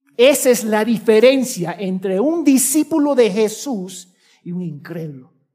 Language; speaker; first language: Spanish; early bilingual, heritage; Spanish